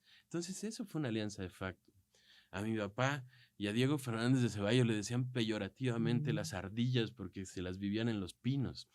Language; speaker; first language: Spanish; native; Spanish